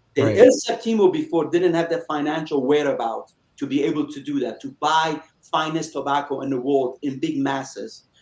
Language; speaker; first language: English; early bilingual, other home language; Persian